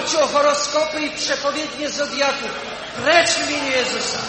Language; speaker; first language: Polish; native; Polish